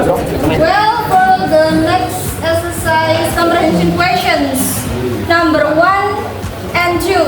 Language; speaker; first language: English; non-native, learner; Indonesian